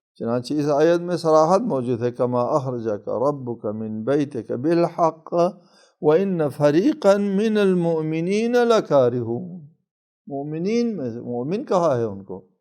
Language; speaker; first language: Urdu; non-native, local second language; Balti